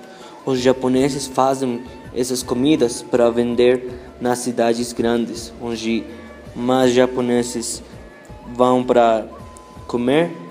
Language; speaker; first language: Portuguese; non-native, learner; Spanish